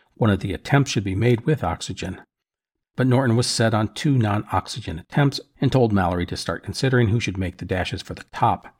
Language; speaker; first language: English; native; English